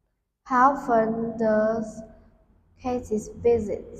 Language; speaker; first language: English; non-native, learner; Vietnamese